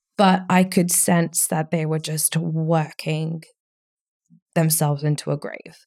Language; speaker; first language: English; early bilingual, other home language; Romanian